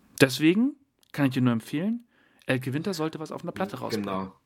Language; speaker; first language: German; native; German